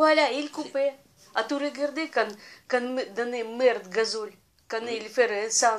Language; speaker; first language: French; non-native, learner; Russian